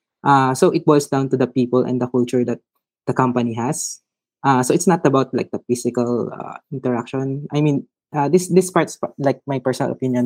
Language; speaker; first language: English; non-native, local second language; Filipino